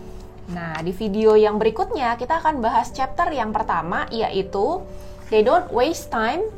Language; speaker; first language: Indonesian; native; Indonesian